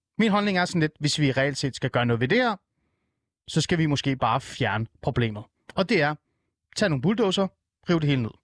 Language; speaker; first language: Danish; early bilingual, other home language; Persian